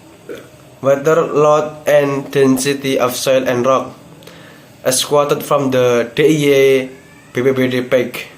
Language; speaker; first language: English; non-native, learner; Indonesian